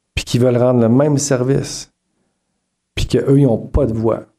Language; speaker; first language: French; native; French